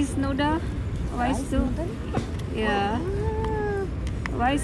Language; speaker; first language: German; non-native, learner; Indonesian